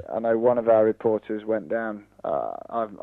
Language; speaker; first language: English; native; English